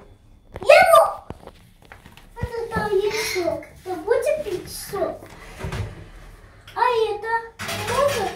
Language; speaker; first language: Russian; early bilingual, heritage; Russian